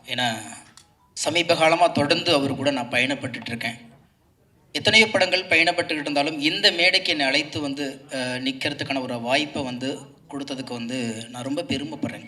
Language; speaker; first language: Tamil; native; Tamil